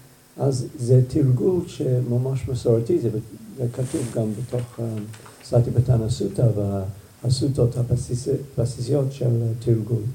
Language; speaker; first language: Hebrew; non-native, fluent; English